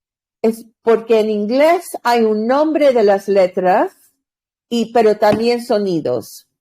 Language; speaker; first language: Spanish; non-native, learner; English